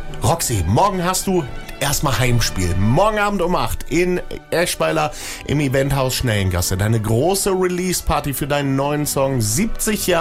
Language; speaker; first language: German; native; German